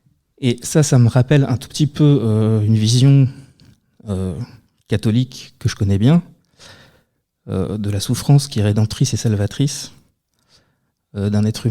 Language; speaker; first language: French; native; French